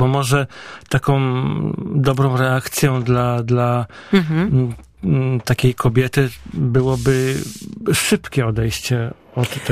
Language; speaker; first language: Polish; native; Polish